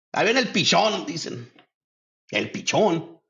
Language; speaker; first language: Spanish; early bilingual, heritage; Spanish